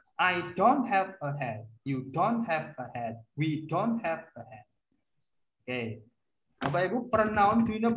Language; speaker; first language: English; non-native, learner; Indonesian